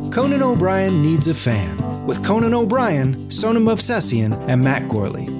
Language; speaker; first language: English; native; English